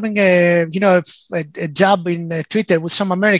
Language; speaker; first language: English; non-native, fluent; Greek